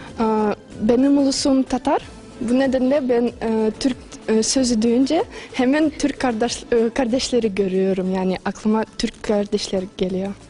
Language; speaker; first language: Turkish; non-native, fluent; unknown